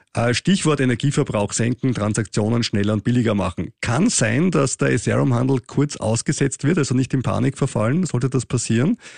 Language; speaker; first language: German; native; German